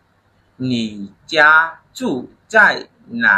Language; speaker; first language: Chinese; non-native, fluent; Khmer